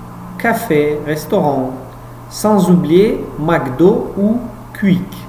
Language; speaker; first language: French; non-native, fluent; Uzbek